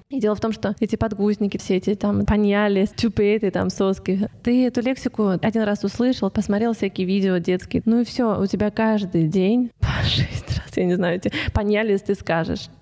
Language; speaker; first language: Russian; native; Russian